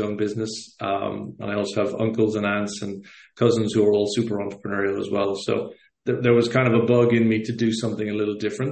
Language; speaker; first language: English; native; English